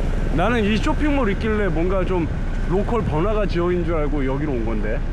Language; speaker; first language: Korean; native; Korean